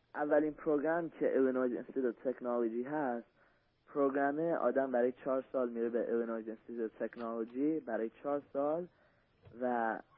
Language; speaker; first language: Persian; early bilingual, heritage; Persian